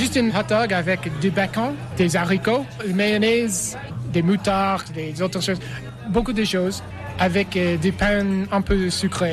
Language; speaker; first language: French; non-native, learner; English